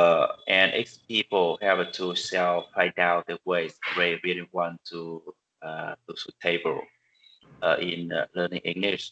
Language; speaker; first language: English; non-native, learner; Vietnamese